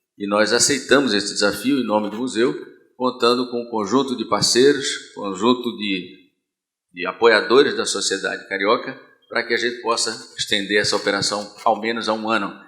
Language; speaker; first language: Portuguese; native; Portuguese